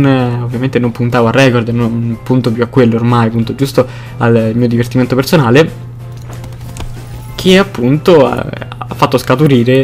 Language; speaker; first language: Italian; native; Italian